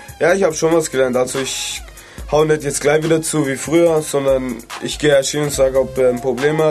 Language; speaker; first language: German; native; German